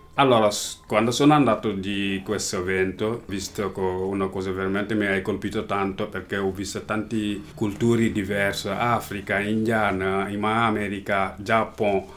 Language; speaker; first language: Italian; non-native, learner; Wolof